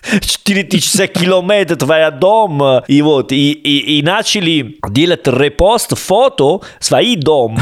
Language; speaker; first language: Russian; non-native, learner; Italian